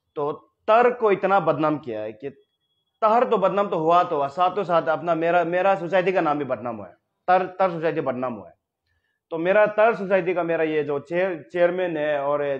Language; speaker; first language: Hindi; non-native, local second language; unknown